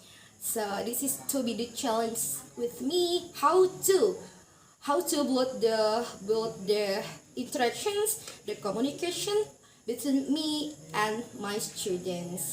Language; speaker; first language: English; non-native, learner; Indonesian